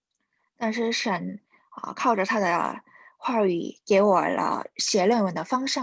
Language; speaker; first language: Chinese; non-native, fluent; Korean